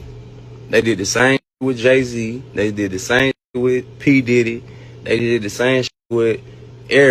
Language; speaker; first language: English; native; English